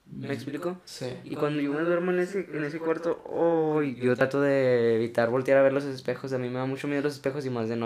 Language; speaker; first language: Spanish; native; Spanish